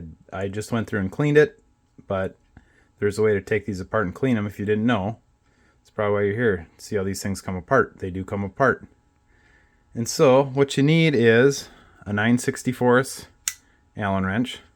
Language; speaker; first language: English; native; English